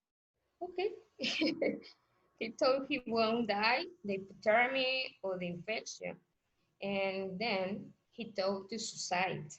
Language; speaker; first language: English; non-native, learner; Spanish